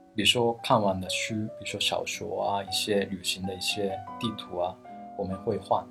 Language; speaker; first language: Chinese; non-native, fluent; Japanese